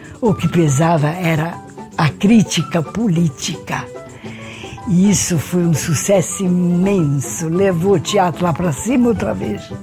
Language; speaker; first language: Portuguese; early bilingual, other home language; Hungarian